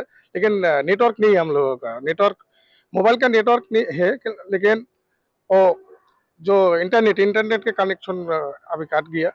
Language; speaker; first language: Hindi; non-native, learner; Bangla